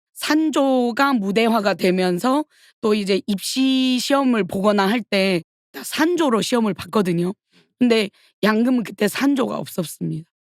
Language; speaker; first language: Korean; early bilingual, heritage; Korean